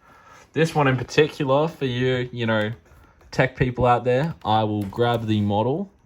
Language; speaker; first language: English; native; English